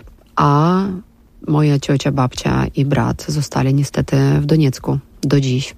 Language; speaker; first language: Polish; non-native, fluent; Russian